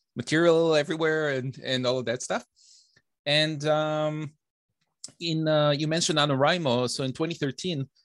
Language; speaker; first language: English; non-native, fluent; Hebrew